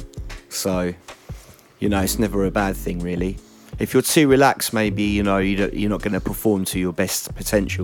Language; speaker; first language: English; native; English